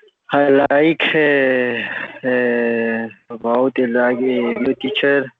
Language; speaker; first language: English; non-native, learner; Spanish